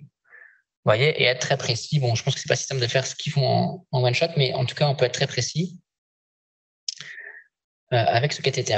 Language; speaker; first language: French; native; French